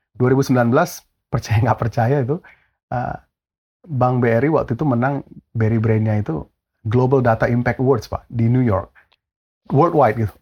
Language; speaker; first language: Indonesian; native; Indonesian